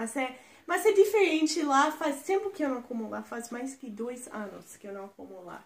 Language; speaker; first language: Portuguese; non-native, fluent; English